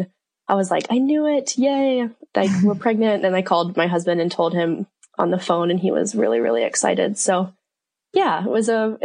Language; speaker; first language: English; native; English